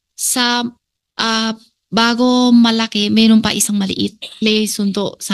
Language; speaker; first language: Filipino; non-native, learner; Chinese